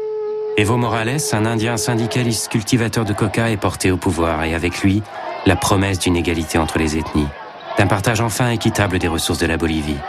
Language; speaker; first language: French; native; French